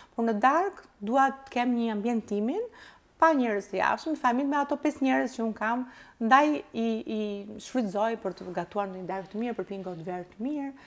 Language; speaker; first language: Albanian; early bilingual, heritage; Albanian